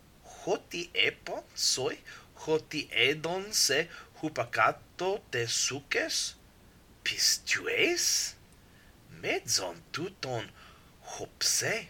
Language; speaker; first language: Greek; non-native, learner; English